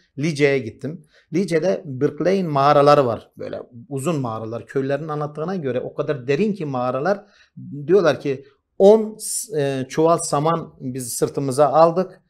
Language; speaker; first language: Turkish; non-native, local second language; Kurdish